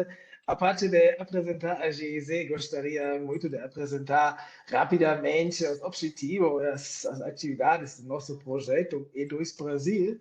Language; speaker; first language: Portuguese; non-native, fluent; German